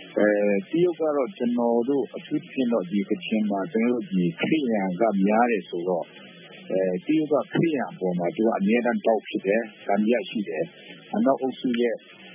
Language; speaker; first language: Burmese; non-native, local second language; Kachin